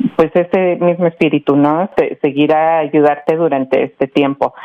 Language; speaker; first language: Spanish; early bilingual, heritage; Spanish